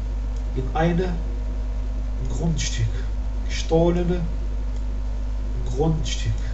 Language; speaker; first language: German; non-native, learner; Arabic